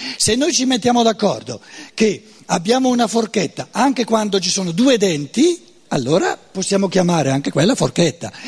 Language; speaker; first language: Italian; native; Italian